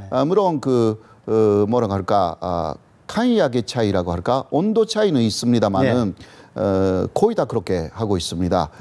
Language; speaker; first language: Korean; non-native, fluent; Japanese